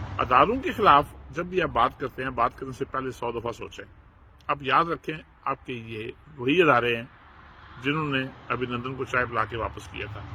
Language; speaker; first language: Urdu; non-native, local second language; Punjabi